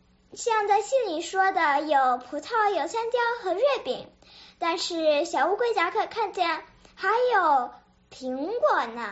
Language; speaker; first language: Chinese; early bilingual, other home language; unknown